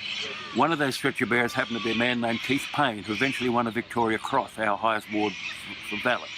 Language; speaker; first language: English; native; English